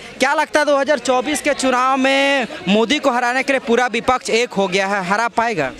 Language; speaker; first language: Hindi; native; Hindi